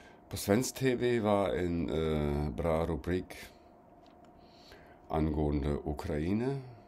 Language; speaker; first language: Swedish; non-native, fluent; German